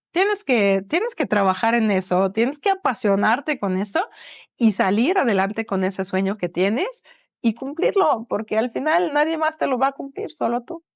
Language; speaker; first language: Spanish; non-native, fluent; Ukrainian